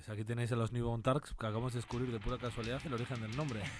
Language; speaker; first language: Spanish; native; Spanish